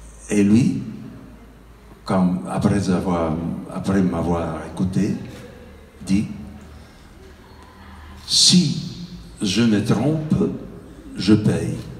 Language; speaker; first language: French; non-native, fluent; Italian